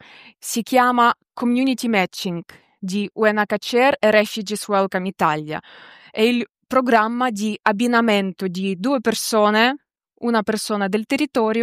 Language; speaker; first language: Italian; non-native, fluent; Ukrainian